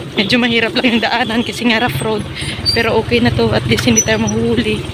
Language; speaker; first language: Filipino; non-native, local second language; Hiligaynon